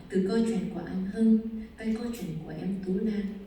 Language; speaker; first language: Vietnamese; early bilingual, heritage; Vietnamese